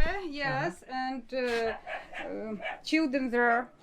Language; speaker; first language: English; non-native, learner; Ukrainian